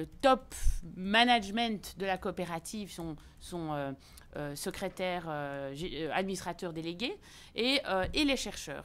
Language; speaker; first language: French; native; French